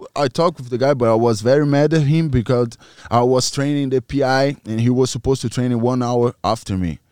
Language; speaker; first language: English; non-native, fluent; Portuguese